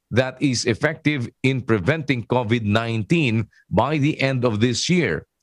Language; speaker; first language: English; non-native, local second language; Filipino